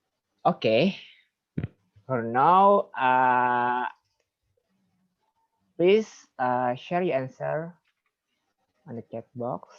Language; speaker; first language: English; non-native, fluent; Indonesian